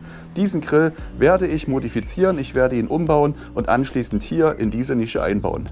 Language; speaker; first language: German; native; German